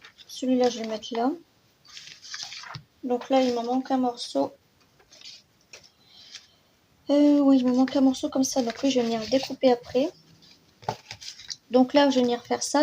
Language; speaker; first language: French; native; French